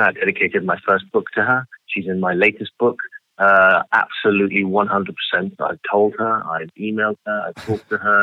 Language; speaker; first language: English; native; English